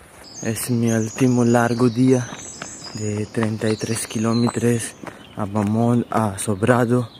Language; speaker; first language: Spanish; non-native, learner; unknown